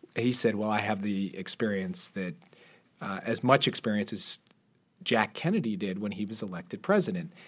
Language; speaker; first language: English; native; English